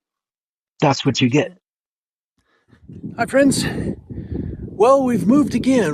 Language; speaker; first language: English; native; English